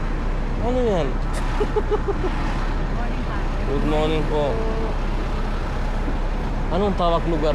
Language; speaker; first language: Filipino; non-native, fluent; Indonesian